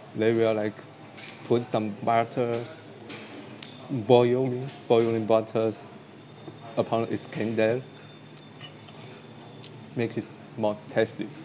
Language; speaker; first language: English; non-native, learner; Chinese